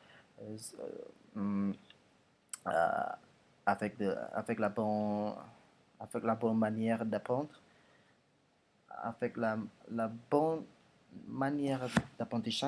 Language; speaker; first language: French; non-native, learner; Indonesian